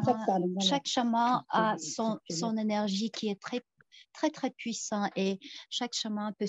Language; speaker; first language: French; non-native, fluent; Tuvinian